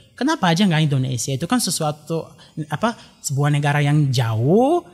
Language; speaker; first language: Indonesian; non-native, fluent; Bulgarian